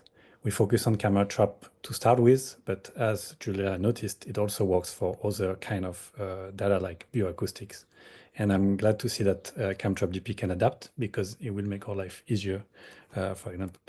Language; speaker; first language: English; non-native, fluent; French